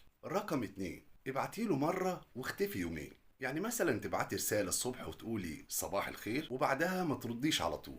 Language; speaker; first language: Arabic; native; Arabic